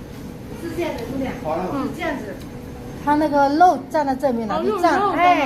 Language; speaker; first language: Chinese; native; Chinese